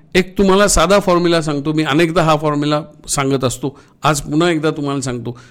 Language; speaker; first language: Marathi; native; Marathi